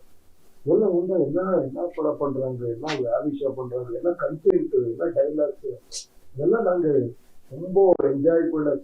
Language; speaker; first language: Tamil; non-native, learner; Kannada